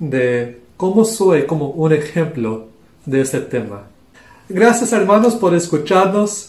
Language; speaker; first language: Spanish; non-native, local second language; English